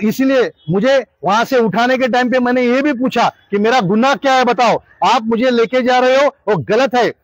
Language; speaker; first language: Hindi; non-native, local second language; Marathi